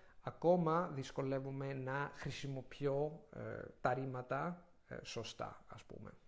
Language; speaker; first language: Greek; non-native, fluent; Italian